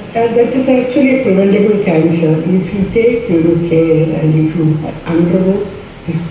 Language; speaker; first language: English; non-native, local second language; Malayalam